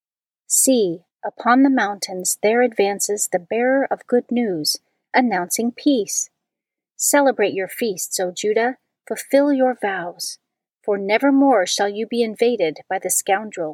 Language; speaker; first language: English; native; English